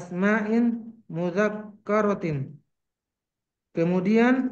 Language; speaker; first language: Arabic; non-native, learner; Indonesian